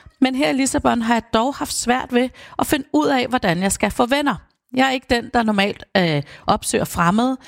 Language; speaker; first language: Danish; native; Danish